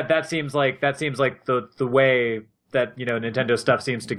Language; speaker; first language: English; native; English